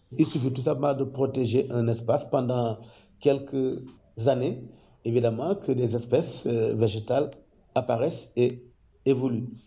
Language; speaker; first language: French; non-native, local second language; Wolof